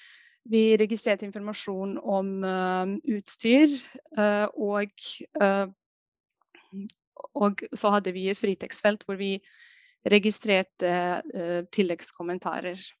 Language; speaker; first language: Norwegian; non-native, fluent; Bosnian